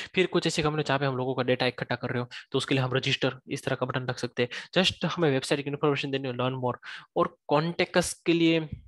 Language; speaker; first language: Hindi; native; Hindi